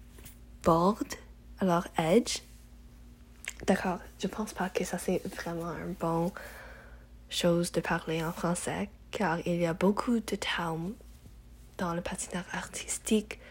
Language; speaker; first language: French; non-native, learner; English